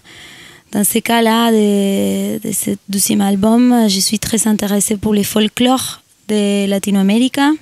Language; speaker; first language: French; non-native, fluent; Spanish